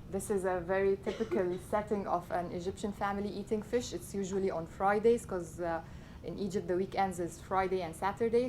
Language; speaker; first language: English; non-native, local second language; Arabic